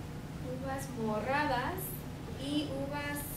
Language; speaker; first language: Spanish; non-native, fluent; English